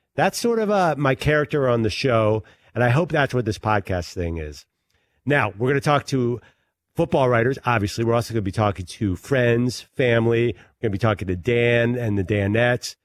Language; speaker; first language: English; native; English